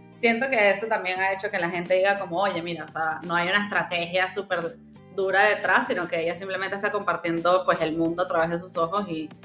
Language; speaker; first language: Spanish; native; Spanish